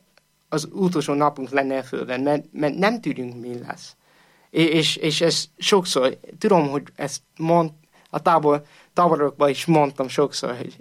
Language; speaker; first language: Hungarian; non-native, fluent; English